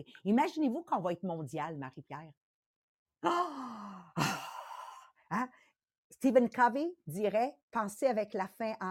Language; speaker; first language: French; native; French